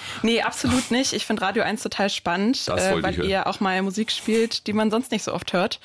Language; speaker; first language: German; native; German